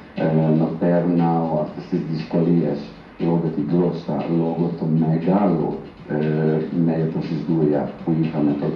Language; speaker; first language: Greek; non-native, fluent; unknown